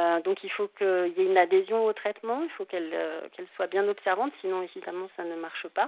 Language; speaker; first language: French; native; French